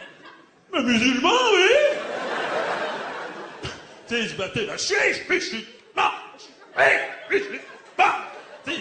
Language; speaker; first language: French; early bilingual, other home language; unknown